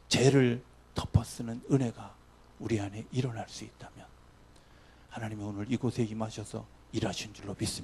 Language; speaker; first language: Korean; native; Korean